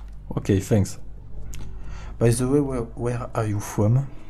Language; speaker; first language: English; non-native, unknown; French